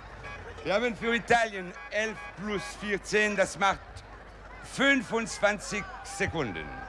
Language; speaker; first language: German; non-native, local second language; Italian